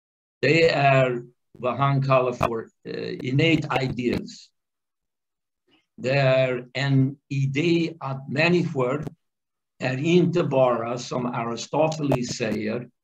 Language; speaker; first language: Swedish; non-native, fluent; English